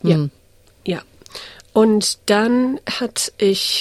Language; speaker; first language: German; early bilingual, heritage; English